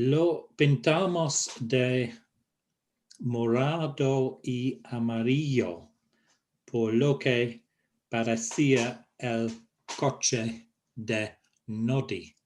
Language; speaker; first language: Spanish; non-native, fluent; English